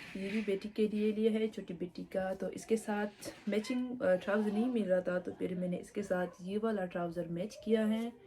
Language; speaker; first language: Urdu; non-native, local second language; Pashto